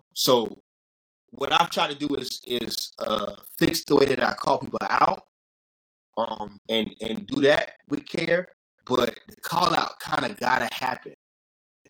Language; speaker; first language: English; native; English